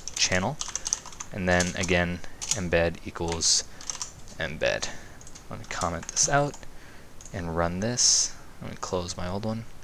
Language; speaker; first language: English; native; English